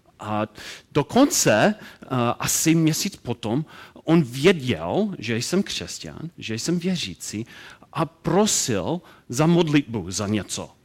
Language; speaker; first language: Czech; non-native, learner; English